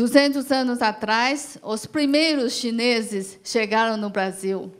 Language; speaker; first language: Portuguese; non-native, learner; Chinese